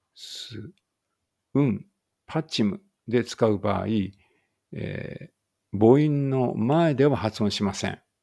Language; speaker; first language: Japanese; native; Japanese